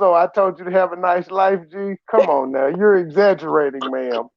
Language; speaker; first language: English; native; English